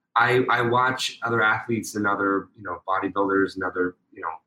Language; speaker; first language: English; native; English